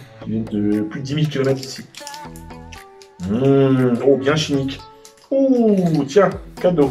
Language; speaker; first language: French; native; French